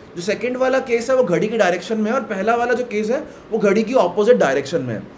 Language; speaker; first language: Hindi; native; Hindi